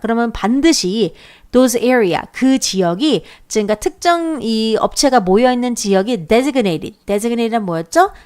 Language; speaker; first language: Korean; native; Korean